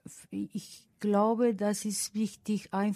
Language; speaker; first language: German; non-native, fluent; Spanish